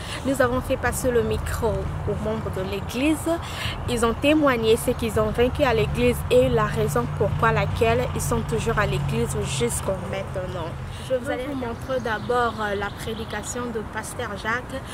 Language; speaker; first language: French; non-native, local second language; Lingala